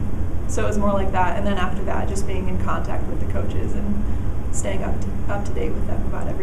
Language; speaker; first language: English; native; English